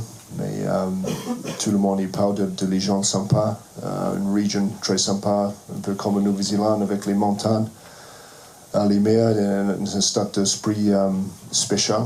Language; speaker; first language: French; non-native, fluent; English